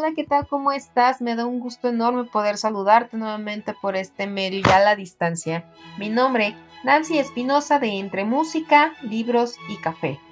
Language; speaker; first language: Spanish; native; Spanish